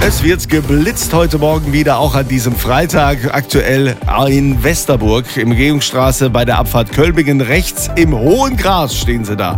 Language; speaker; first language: German; native; German